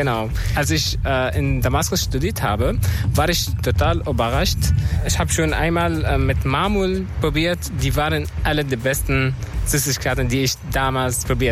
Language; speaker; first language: German; non-native, fluent; Arabic